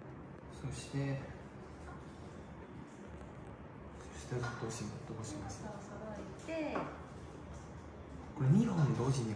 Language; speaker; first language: Japanese; non-native, fluent; Chinese